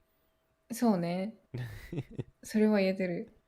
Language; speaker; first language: Japanese; native; Japanese